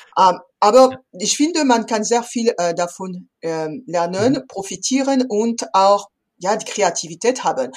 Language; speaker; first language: German; non-native, fluent; French